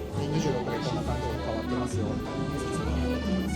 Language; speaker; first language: Japanese; native; Japanese